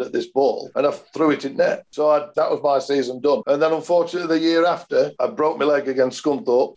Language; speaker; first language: English; native; English